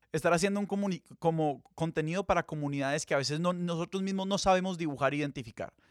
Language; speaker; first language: Spanish; native; Spanish